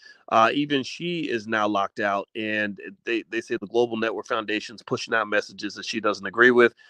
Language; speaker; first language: English; native; English